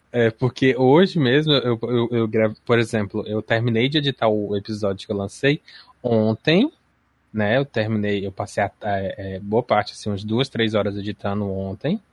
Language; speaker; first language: Portuguese; native; Portuguese